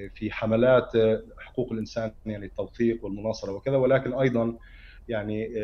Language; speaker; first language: Arabic; native; Arabic